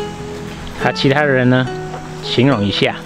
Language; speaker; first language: Chinese; non-native, fluent; English